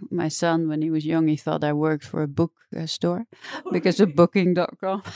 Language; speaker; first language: English; non-native, fluent; Dutch